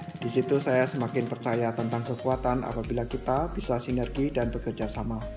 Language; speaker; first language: Indonesian; native; Indonesian